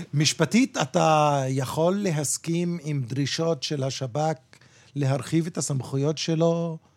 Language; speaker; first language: Hebrew; non-native, local second language; Arabic